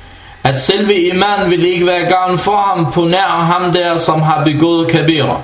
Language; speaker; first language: Danish; early bilingual, other home language; Arabic